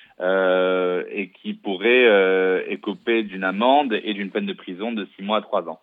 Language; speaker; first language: French; non-native, local second language; Arabic